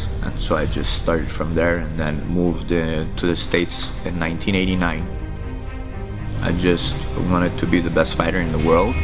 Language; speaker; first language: English; early bilingual, other home language; Armenian